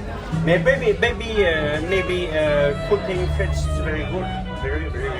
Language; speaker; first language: English; non-native, learner; French